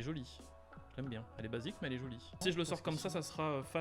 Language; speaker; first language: French; native; French